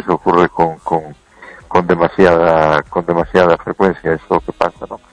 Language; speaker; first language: Spanish; non-native, local second language; Galician